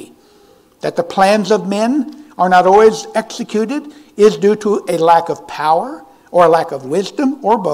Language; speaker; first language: English; native; English